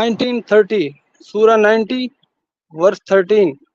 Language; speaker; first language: English; non-native, learner; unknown